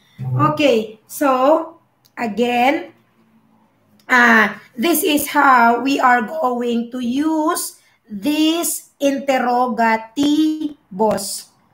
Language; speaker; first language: English; non-native, local second language; Filipino